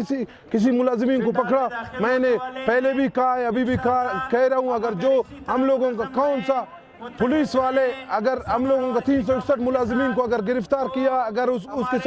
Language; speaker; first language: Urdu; non-native, local second language; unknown